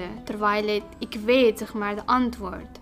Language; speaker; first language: Dutch; non-native, fluent; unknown